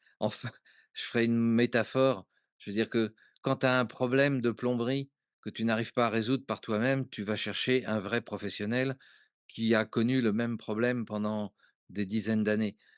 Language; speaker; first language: French; native; French